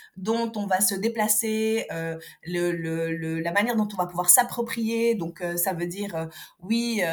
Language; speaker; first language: French; non-native, local second language; Arabic